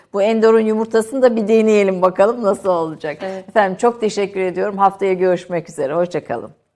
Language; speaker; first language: Turkish; native; Turkish